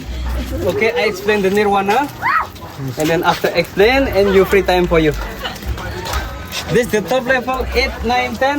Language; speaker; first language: English; non-native, learner; Indonesian